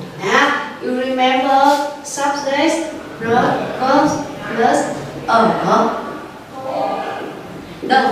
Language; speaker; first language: English; non-native, learner; Vietnamese